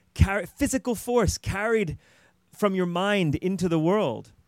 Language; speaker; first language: English; native; English